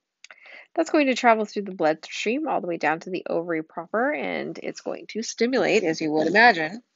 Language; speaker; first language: English; native; English